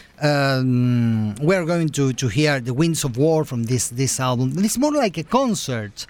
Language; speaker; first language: English; non-native, fluent; Spanish